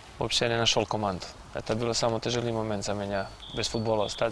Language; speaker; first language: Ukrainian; non-native, learner; Serbian